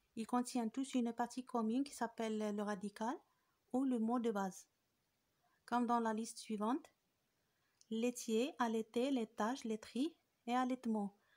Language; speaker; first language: French; non-native, local second language; Arabic